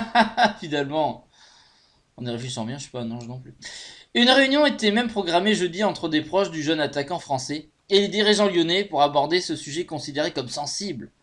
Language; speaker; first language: French; native; French